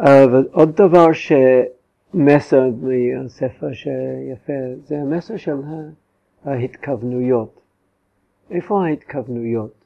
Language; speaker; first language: Hebrew; non-native, fluent; English